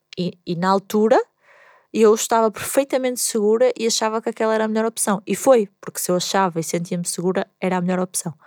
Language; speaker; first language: Portuguese; native; Portuguese